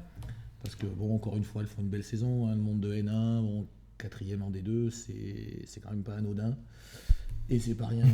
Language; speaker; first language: French; native; French